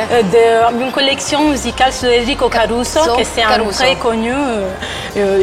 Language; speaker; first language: French; non-native, fluent; Italian